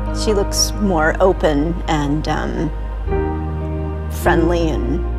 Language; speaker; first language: English; native; English